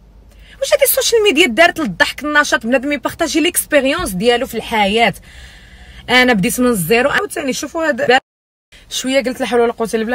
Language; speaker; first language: Arabic; native; Arabic